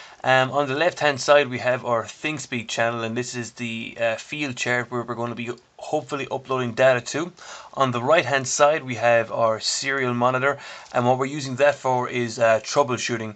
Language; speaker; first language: English; native; English